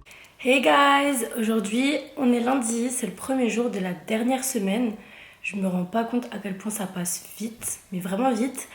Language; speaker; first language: French; native; French